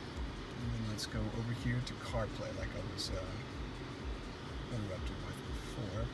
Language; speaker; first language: English; native; English